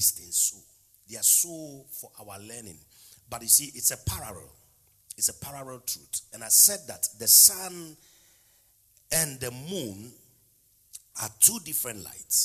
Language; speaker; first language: English; non-native, local second language; Akan